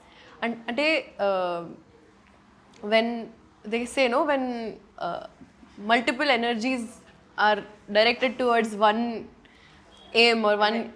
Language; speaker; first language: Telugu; non-native, local second language; Urdu